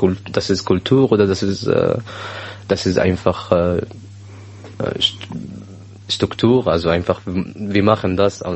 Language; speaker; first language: German; non-native, learner; Arabic